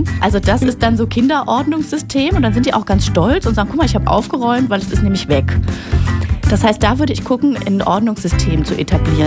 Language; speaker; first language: German; native; German